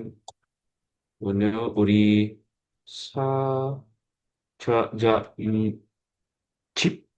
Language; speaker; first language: Korean; non-native, learner; Indonesian